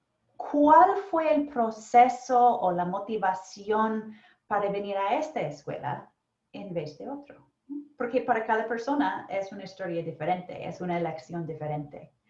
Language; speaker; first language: Spanish; non-native, fluent; English